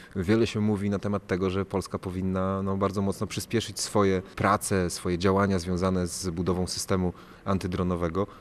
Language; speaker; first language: Polish; native; Polish